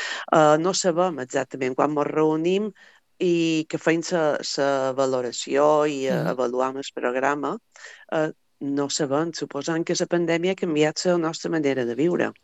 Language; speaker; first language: Catalan; native; Catalan